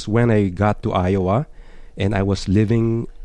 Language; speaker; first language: English; non-native, local second language; Filipino